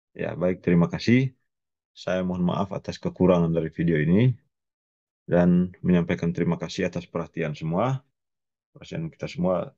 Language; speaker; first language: Indonesian; non-native, local second language; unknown